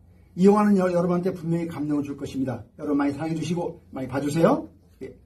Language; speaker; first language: Korean; native; Korean